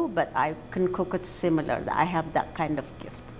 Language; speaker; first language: English; non-native, fluent; Amharic